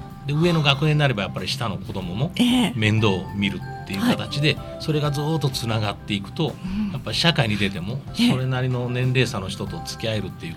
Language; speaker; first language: Japanese; native; Japanese